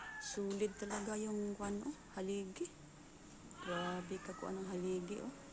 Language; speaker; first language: Filipino; non-native, local second language; Cebuano